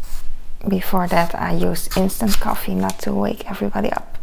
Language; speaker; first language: English; non-native, fluent; Dutch